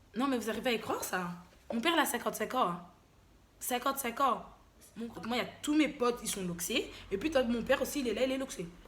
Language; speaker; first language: French; early bilingual, other home language; Lingala